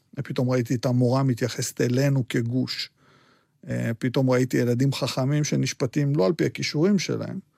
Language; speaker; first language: Hebrew; early bilingual, other home language; Arabic